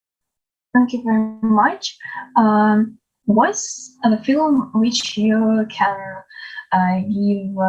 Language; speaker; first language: English; non-native, learner; Ukrainian